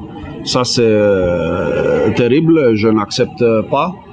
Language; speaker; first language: French; non-native, learner; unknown